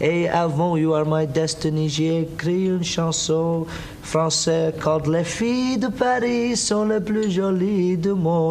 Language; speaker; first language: French; non-native, learner; English